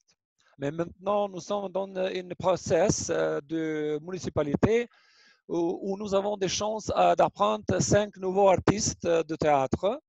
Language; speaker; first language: French; non-native, learner; Albanian